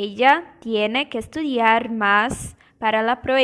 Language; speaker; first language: Spanish; non-native, fluent; Portuguese